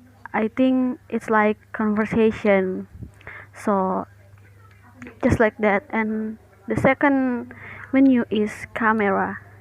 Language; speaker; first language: English; non-native, learner; Indonesian